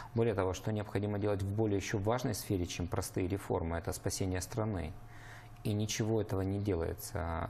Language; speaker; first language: Russian; native; Russian